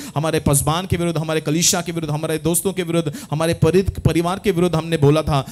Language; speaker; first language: Hindi; non-native, local second language; Tamil